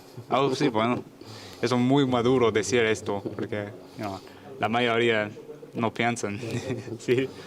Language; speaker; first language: Spanish; non-native, learner; English